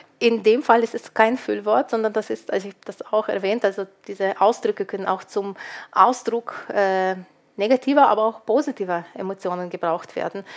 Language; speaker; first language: German; non-native, fluent; Ukrainian